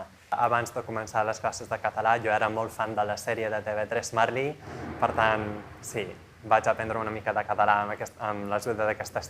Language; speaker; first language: Catalan; non-native, fluent; English